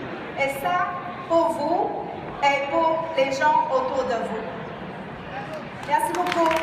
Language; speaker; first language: French; non-native, fluent; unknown